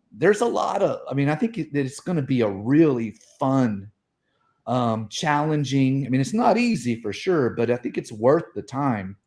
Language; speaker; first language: English; native; English